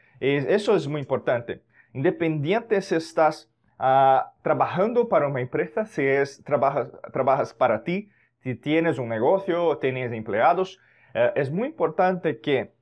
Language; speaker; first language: Spanish; non-native, fluent; Portuguese